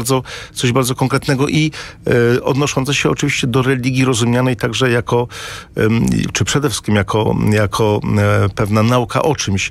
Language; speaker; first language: Polish; native; Polish